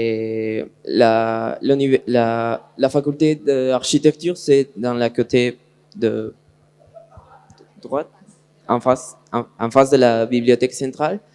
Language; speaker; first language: French; non-native, learner; Spanish